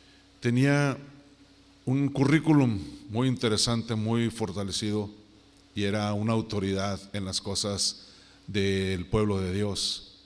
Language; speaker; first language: Spanish; native; Spanish